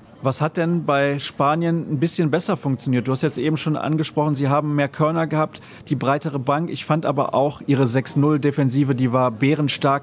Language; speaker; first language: German; native; German